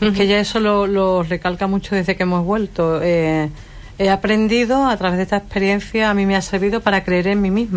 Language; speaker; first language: Spanish; native; Spanish